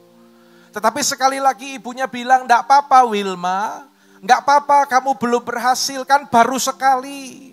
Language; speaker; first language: Indonesian; native; Indonesian